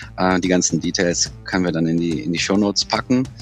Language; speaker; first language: German; native; German